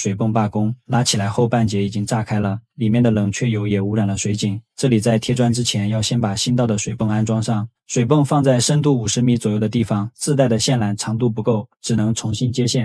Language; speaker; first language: Chinese; native; Chinese